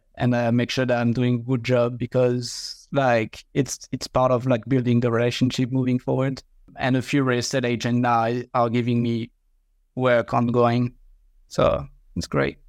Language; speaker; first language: English; non-native, fluent; French